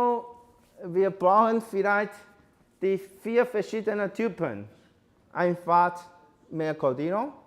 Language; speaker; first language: German; non-native, learner; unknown